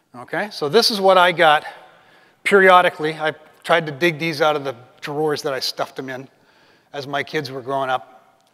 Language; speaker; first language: English; native; English